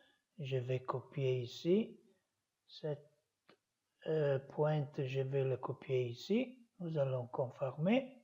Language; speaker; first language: French; non-native, learner; Italian